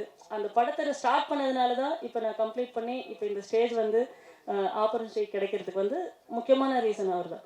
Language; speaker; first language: Tamil; native; Tamil